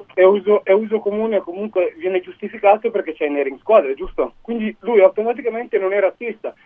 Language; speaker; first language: Italian; native; Italian